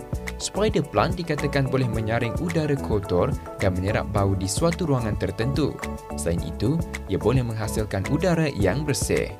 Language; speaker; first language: Malay; native; Malay